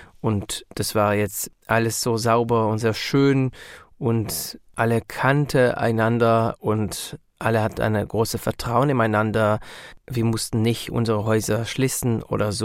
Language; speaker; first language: German; non-native, learner; Hebrew